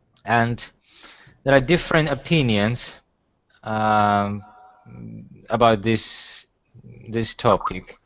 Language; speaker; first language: English; non-native, fluent; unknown